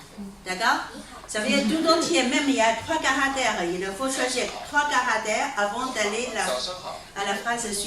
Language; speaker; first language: French; non-native, fluent; Chinese